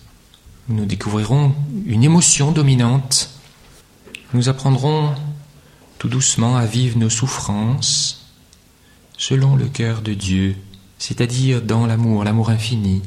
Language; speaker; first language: French; native; French